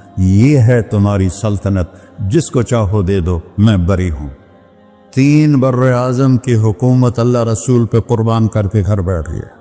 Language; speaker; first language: Urdu; non-native, local second language; Punjabi